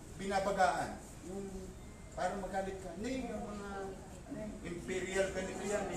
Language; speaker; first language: Filipino; native; Filipino